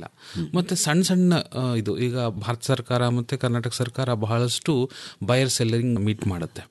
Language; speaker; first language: Kannada; native; Kannada